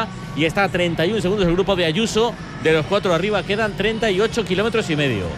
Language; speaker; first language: Spanish; native; Spanish